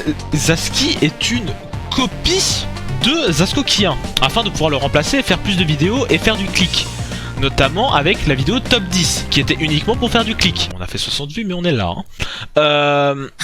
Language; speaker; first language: French; native; French